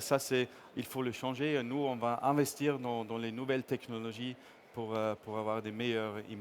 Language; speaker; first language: French; non-native, fluent; English